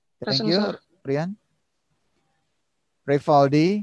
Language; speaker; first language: English; non-native, learner; Indonesian